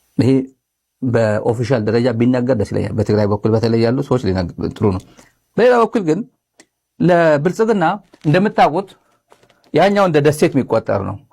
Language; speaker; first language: Amharic; non-native, local second language; Tigrinya